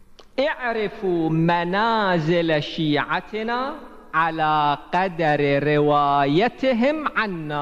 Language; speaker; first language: Arabic; native; Arabic